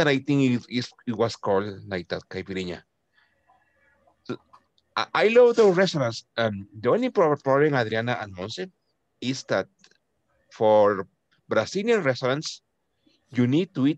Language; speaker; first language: English; non-native, fluent; Spanish